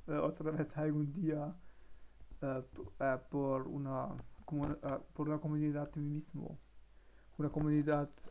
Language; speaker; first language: Portuguese; non-native, learner; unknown